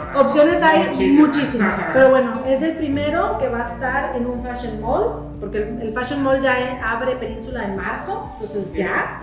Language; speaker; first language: Spanish; early bilingual, heritage; Spanish